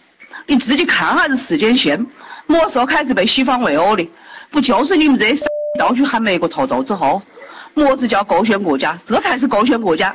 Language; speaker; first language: Chinese; native; Chinese